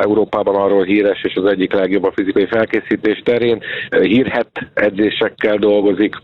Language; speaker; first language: Hungarian; native; Hungarian